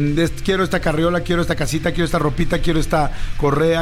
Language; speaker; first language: Spanish; native; Spanish